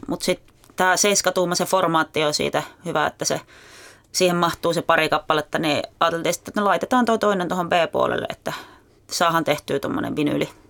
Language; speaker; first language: Finnish; native; Finnish